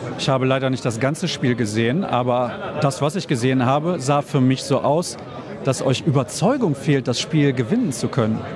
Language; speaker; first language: German; native; German